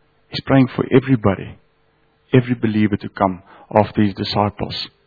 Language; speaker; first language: English; non-native, local second language; Afrikaans